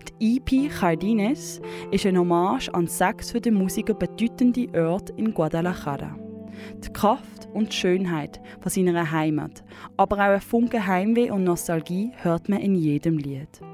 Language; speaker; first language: German; native; German